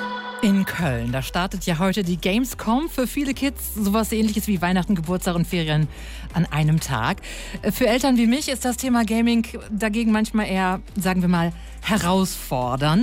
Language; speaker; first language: German; native; German